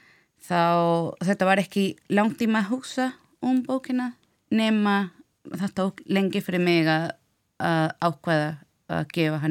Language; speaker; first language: Icelandic; non-native, learner; Spanish